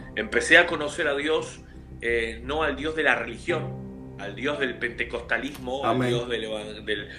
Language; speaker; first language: Spanish; native; Spanish